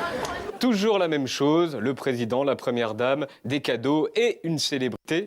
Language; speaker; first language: French; native; French